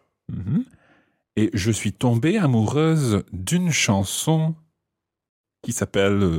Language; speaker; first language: French; non-native, fluent; English